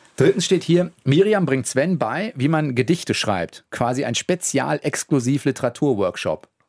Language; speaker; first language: German; native; German